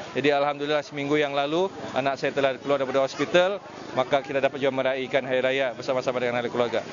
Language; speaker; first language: Malay; native; Malay